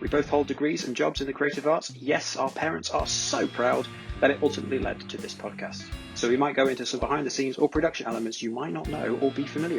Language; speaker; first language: English; native; English